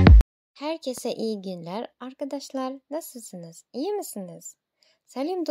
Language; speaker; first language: Turkish; non-native, fluent; Kazakh